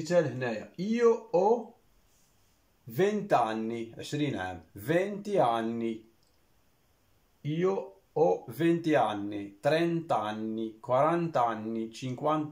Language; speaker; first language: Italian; non-native, learner; Arabic